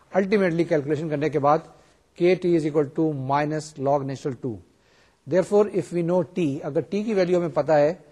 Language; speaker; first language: Urdu; native; Urdu